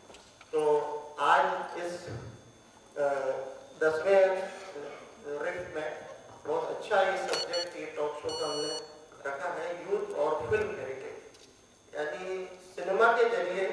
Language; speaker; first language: Hindi; native; Hindi